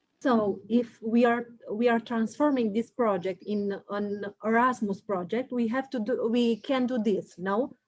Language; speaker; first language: English; non-native, learner; Romanian